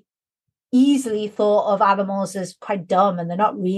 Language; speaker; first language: English; native; English